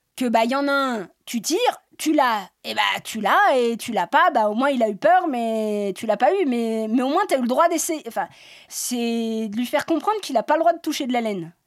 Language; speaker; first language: French; native; French